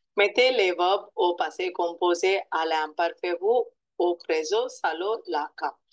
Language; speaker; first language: French; non-native, learner; Telugu